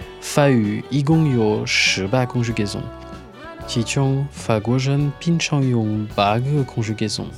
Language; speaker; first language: Chinese; non-native, fluent; French